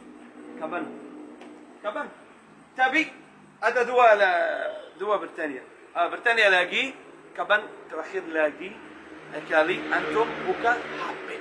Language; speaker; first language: Indonesian; non-native, learner; Arabic